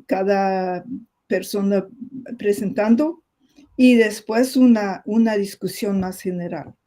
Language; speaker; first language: Spanish; non-native, fluent; English